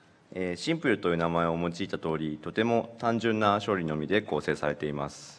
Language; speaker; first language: Japanese; native; Japanese